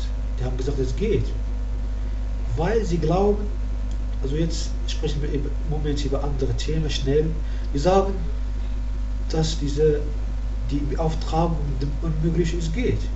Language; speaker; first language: German; non-native, fluent; Arabic